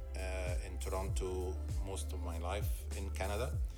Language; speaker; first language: English; non-native, fluent; Arabic